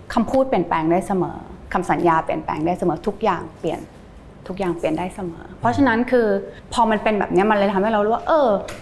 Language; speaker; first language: Thai; early bilingual, heritage; Thai